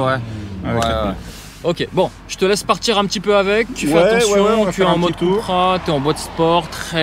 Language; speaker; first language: French; native; French